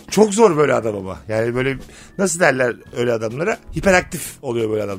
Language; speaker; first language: Turkish; native; Turkish